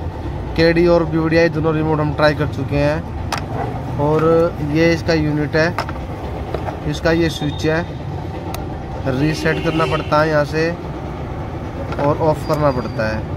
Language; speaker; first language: Hindi; non-native, local second language; Punjabi